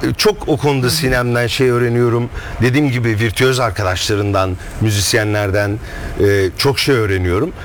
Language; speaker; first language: Turkish; native; Turkish